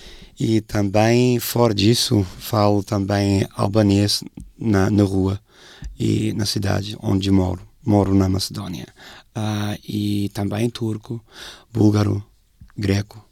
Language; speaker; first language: Portuguese; non-native, fluent; English